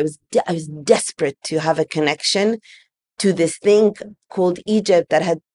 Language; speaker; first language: English; native; English